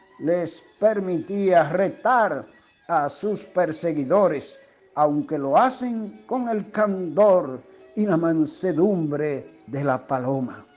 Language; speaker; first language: Spanish; native; Spanish